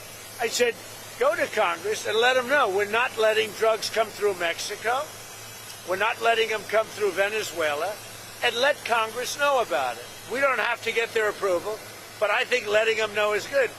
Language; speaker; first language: English; native; English